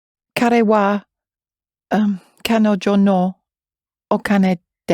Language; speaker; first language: Japanese; non-native, learner; English